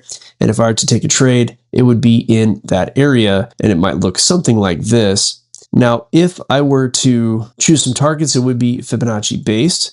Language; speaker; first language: English; native; English